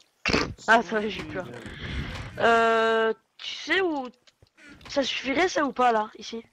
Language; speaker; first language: French; native; French